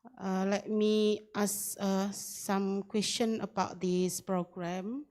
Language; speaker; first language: English; non-native, learner; Indonesian